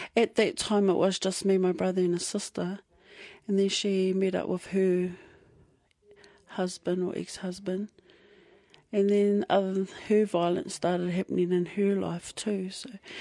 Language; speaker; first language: English; native; English